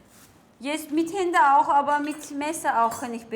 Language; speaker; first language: German; non-native, learner; Turkish